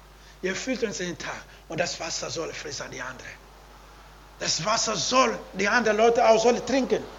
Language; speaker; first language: German; non-native, learner; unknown